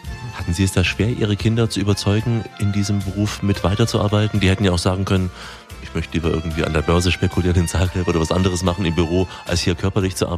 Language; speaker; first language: German; native; German